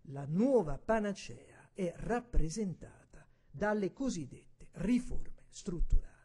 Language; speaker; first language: Italian; native; Italian